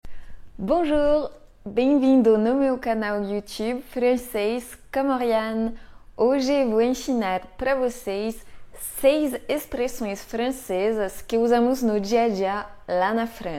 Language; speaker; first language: Portuguese; non-native, fluent; French